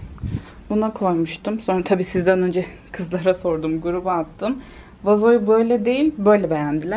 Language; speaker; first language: Turkish; native; Turkish